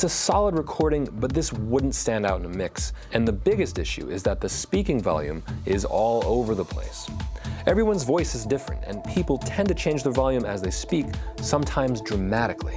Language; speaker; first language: English; native; English